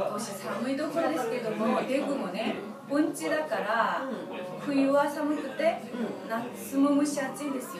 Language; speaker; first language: Japanese; non-native, fluent; Korean